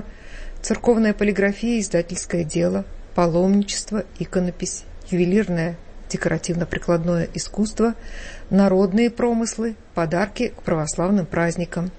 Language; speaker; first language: Russian; native; Russian